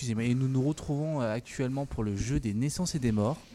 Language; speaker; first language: French; native; French